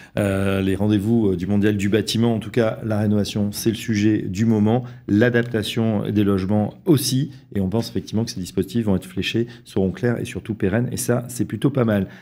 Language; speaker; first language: French; native; French